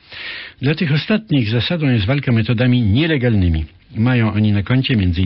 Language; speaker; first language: Polish; native; Polish